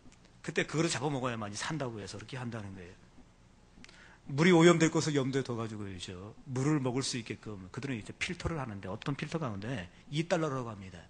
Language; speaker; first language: Korean; native; Korean